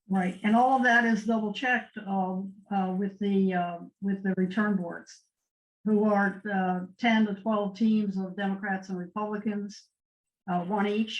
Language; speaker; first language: English; native; English